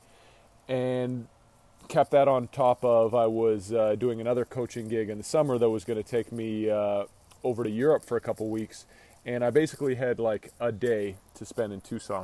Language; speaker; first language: English; native; English